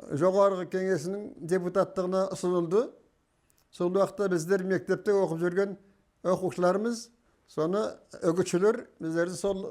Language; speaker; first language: Kazakh; native; Kazakh